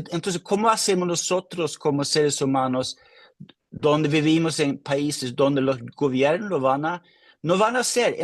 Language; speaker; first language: Spanish; non-native, fluent; Swedish